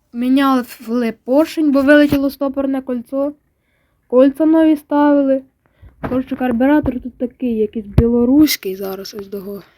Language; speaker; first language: Ukrainian; native; Ukrainian